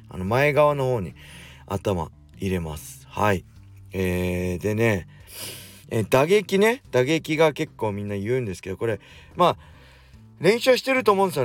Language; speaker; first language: Japanese; native; Japanese